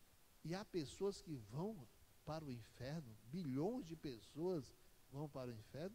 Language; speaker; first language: Portuguese; native; Portuguese